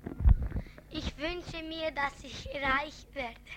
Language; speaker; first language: German; early bilingual, other home language; Albanian